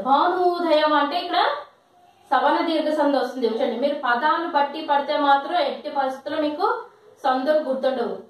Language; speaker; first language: Telugu; non-native, local second language; Lambadi